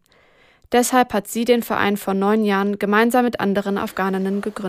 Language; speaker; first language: German; native; German